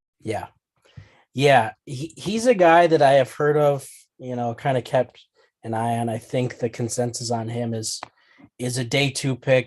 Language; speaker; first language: English; native; English